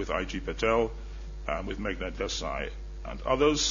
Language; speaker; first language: English; native; English